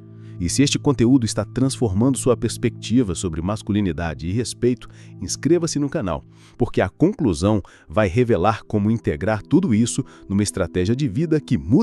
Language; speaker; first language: Portuguese; native; Portuguese